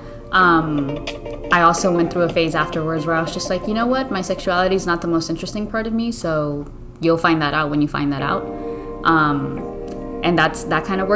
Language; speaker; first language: English; early bilingual, other home language; Spanish